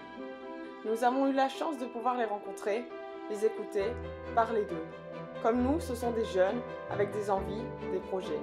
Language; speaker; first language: French; native; French